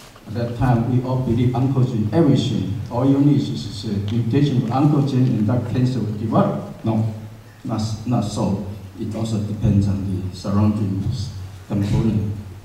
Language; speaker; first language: English; non-native, fluent; Chinese